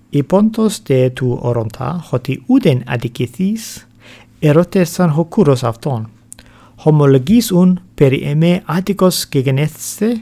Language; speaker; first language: Greek; non-native, fluent; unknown